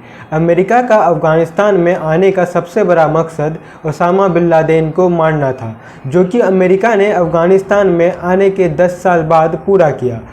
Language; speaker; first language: Hindi; native; Hindi